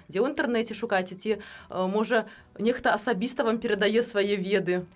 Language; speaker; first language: Belarusian; native; Belarusian